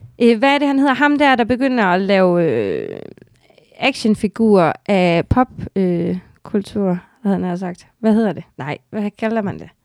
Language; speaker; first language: Danish; native; Danish